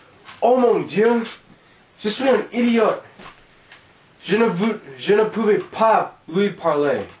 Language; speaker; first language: French; non-native, learner; English